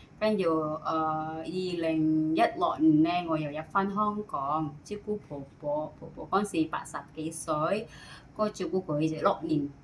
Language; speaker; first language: Cantonese; non-native, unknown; Indonesian